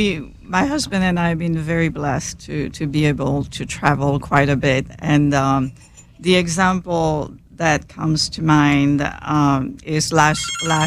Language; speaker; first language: English; non-native, fluent; French